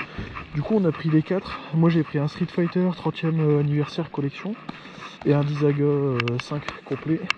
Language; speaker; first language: French; native; French